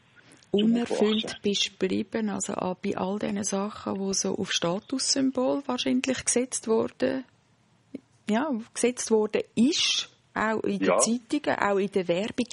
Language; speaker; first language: German; native; German